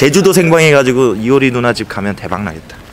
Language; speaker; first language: Korean; native; Korean